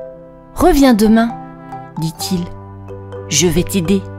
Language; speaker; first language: French; native; French